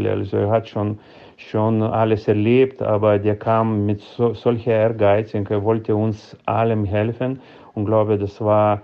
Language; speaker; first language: German; non-native, fluent; Lithuanian